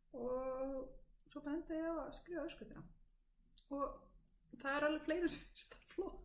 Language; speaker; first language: Icelandic; early bilingual, heritage; Icelandic